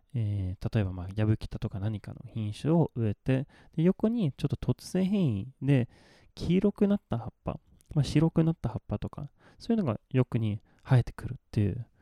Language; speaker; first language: Japanese; non-native, fluent; Swedish